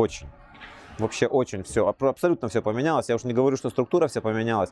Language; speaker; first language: Russian; native; Russian